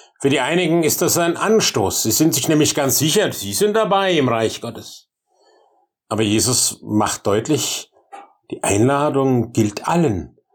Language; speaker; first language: German; native; German